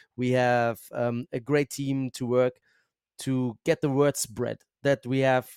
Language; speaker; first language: English; non-native, fluent; German